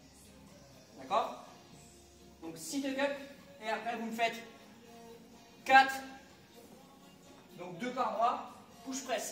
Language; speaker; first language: French; native; French